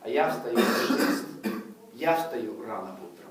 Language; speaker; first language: Russian; non-native, fluent; English